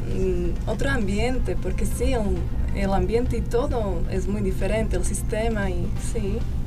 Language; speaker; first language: Spanish; non-native, fluent; Slovak